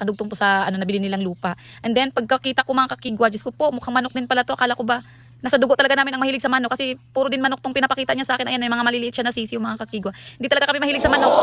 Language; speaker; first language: Filipino; non-native, local second language; Cebuano